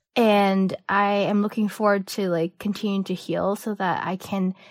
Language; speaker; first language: English; early bilingual, other home language; Cantonese